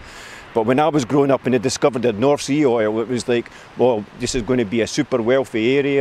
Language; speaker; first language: English; native; English